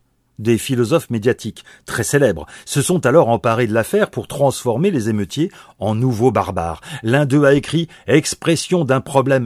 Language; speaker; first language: French; native; French